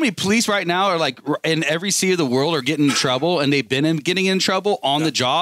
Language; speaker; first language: English; native; English